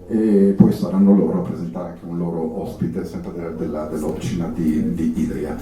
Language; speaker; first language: Italian; native; Italian